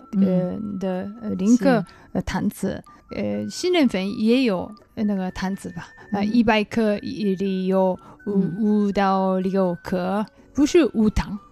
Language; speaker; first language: Chinese; non-native, learner; Japanese